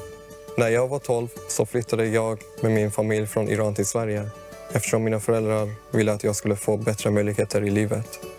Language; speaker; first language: Swedish; early bilingual, other home language; Persian